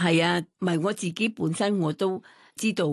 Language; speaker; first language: Cantonese; non-native, fluent; Thai